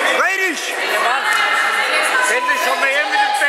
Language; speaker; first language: German; native; German